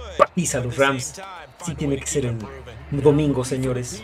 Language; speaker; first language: Spanish; native; Spanish